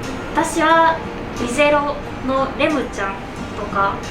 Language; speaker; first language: Japanese; native; Japanese